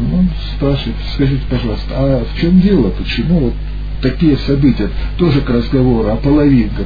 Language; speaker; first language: Russian; native; Russian